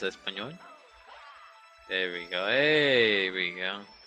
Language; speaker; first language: Spanish; early bilingual, heritage; Spanish